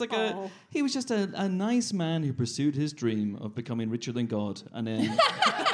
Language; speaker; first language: English; native; English